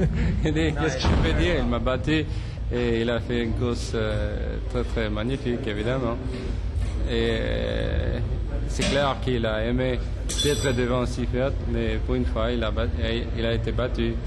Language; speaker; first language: French; non-native, fluent; Swedish